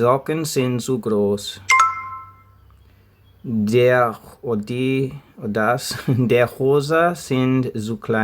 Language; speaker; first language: German; non-native, learner; English